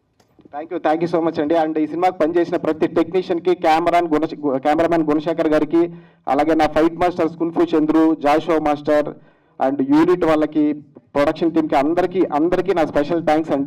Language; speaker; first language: Telugu; native; Telugu